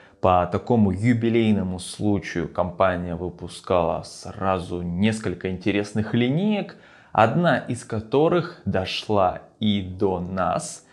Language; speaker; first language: Russian; native; Russian